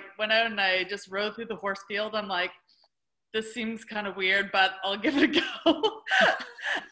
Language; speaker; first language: English; native; English